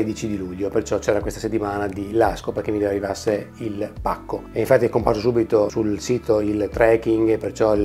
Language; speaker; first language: Italian; native; Italian